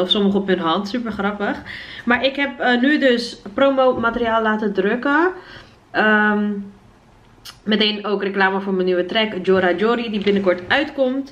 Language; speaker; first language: Dutch; native; Dutch